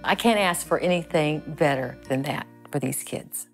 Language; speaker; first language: English; native; English